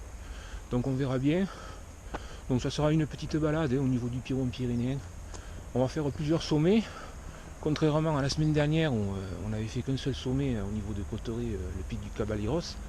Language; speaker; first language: French; native; French